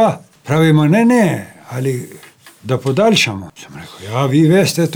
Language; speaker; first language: Slovenian; non-native, fluent; Albanian